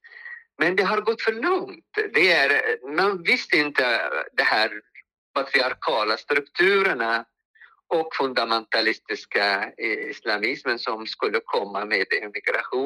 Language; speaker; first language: Swedish; non-native, fluent; Arabic